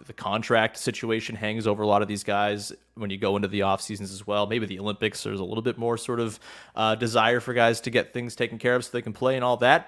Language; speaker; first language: English; native; English